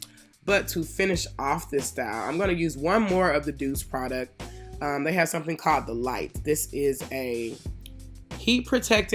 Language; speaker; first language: English; native; English